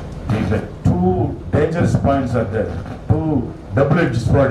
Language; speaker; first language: English; non-native, local second language; Telugu